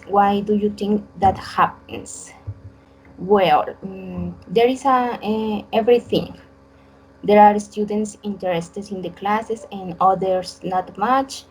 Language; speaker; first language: English; non-native, learner; Spanish